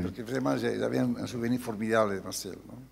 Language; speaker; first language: French; non-native, learner; Spanish